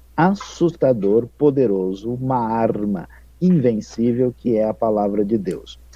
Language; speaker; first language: Portuguese; non-native, fluent; Ukrainian